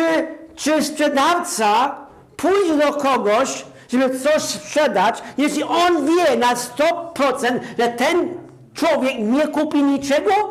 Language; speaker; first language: Polish; non-native, fluent; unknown